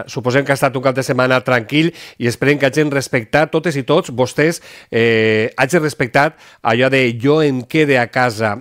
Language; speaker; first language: Catalan; native; Catalan